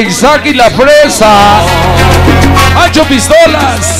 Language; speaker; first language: Spanish; native; Spanish